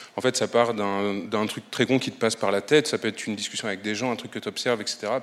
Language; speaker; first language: French; native; French